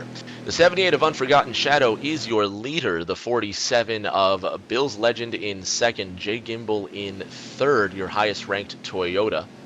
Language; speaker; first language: English; native; English